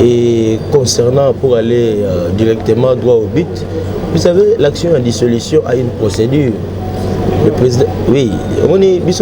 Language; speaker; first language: French; non-native, local second language; Lingala